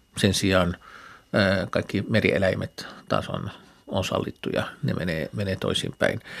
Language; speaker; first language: Finnish; non-native, fluent; Arabic